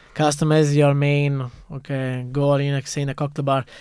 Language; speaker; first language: English; non-native, fluent; Italian